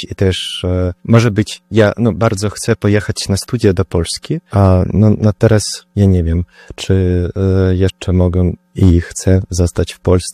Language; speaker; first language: Polish; early bilingual, heritage; Russian